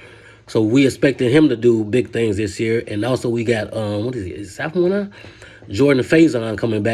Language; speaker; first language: English; native; English